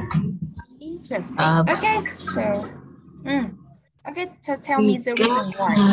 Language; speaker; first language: English; non-native, fluent; Vietnamese